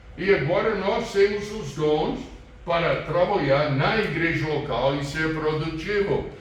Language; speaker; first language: Portuguese; non-native, fluent; English